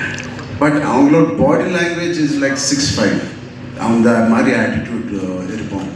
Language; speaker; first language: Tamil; non-native, learner; Telugu